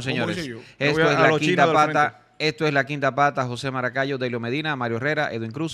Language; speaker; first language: Spanish; native; Spanish